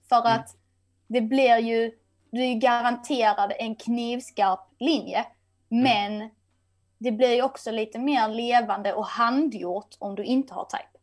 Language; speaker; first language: Swedish; native; Swedish